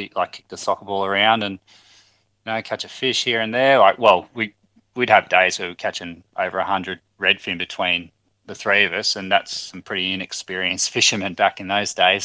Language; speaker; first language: English; native; English